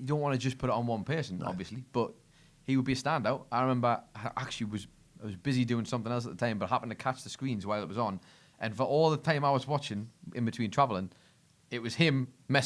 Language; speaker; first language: English; native; English